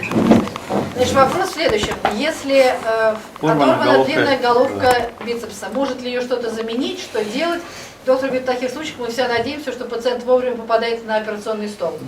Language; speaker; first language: Russian; native; Russian